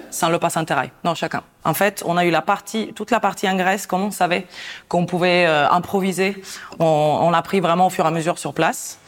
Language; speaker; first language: French; non-native, fluent; Italian